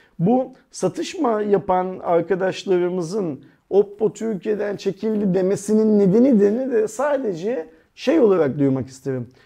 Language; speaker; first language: Turkish; native; Turkish